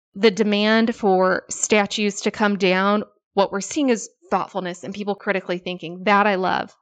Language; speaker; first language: English; native; English